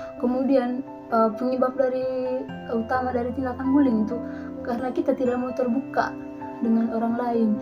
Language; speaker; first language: Indonesian; non-native, local second language; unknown